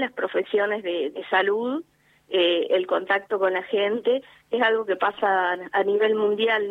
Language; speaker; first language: Spanish; native; Spanish